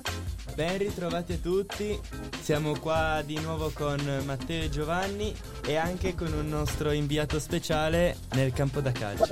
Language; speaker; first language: Italian; native; Italian